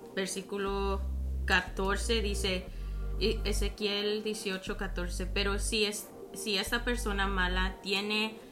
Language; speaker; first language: Spanish; early bilingual, heritage; Spanish